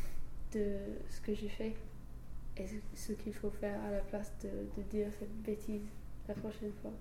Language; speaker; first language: French; non-native, fluent; English